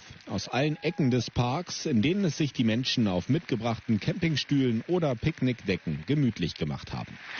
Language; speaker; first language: German; native; German